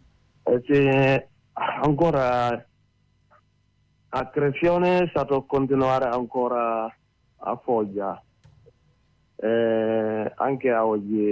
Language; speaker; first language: Italian; non-native, learner; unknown